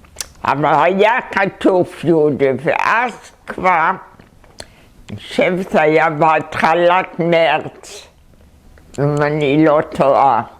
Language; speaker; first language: Hebrew; non-native, fluent; German